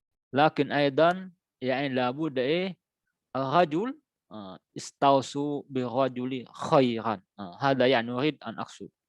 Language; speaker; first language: Arabic; non-native, fluent; Indonesian